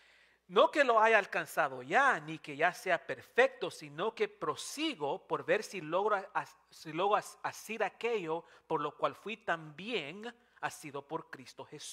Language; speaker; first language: Spanish; non-native, fluent; English